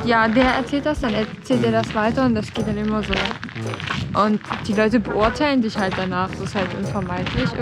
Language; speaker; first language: German; native; German